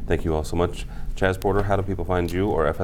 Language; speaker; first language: English; native; English